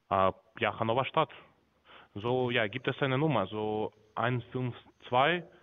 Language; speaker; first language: German; non-native, learner; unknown